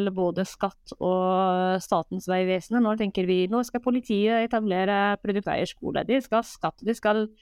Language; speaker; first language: Norwegian; non-native, fluent; Arabic